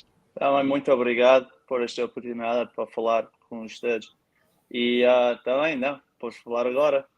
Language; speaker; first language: Portuguese; early bilingual, heritage; Portuguese